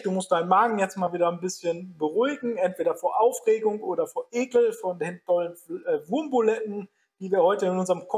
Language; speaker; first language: German; native; German